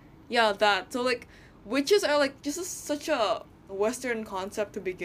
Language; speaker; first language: English; non-native, fluent; Indonesian